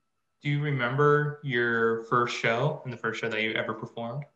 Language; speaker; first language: English; native; English